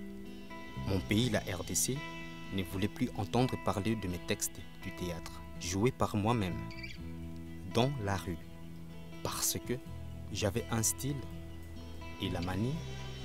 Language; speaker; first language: French; non-native, local second language; Lingala